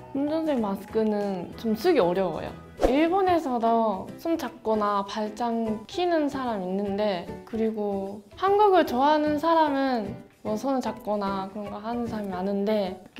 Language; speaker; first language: Korean; non-native, fluent; Japanese